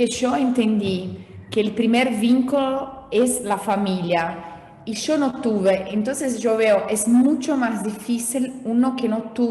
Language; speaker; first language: Spanish; non-native, fluent; Portuguese